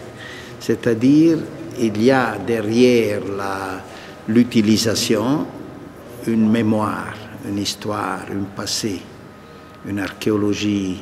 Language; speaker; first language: French; non-native, fluent; Italian